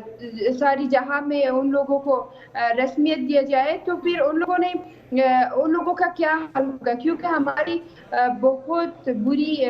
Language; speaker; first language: Hindi; non-native, fluent; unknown